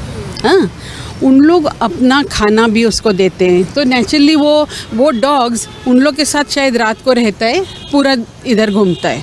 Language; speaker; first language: Hindi; non-native, local second language; Marathi